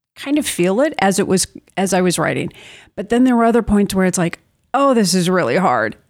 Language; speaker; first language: English; native; English